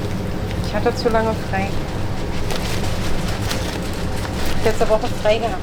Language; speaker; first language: German; native; German